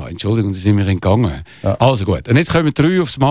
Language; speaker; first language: German; native; German